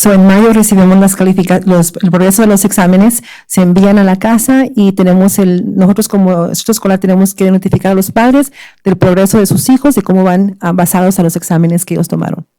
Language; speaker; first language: Spanish; early bilingual, other home language; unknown